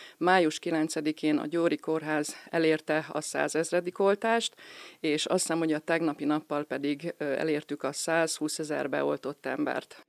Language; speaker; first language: Hungarian; native; Hungarian